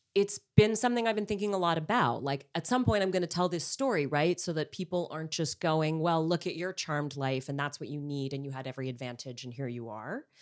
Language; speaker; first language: English; native; English